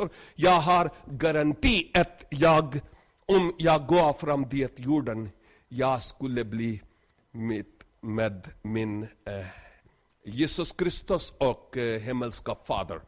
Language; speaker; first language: Swedish; non-native, learner; Urdu